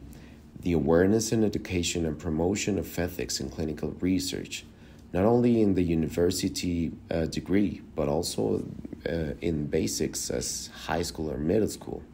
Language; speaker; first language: English; non-native, fluent; Spanish